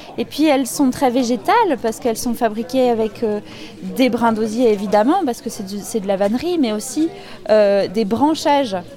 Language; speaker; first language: French; native; French